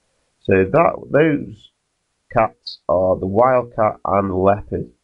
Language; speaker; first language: English; native; English